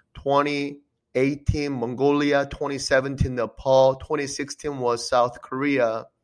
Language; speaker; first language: English; early bilingual, other home language; Korean